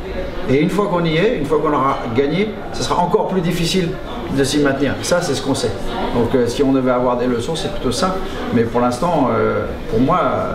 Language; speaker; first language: French; native; French